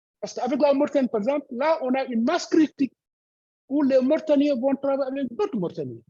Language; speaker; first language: French; non-native, local second language; Wolof